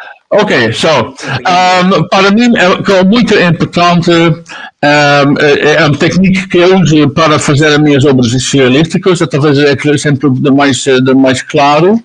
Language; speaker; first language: Portuguese; non-native, learner; Dutch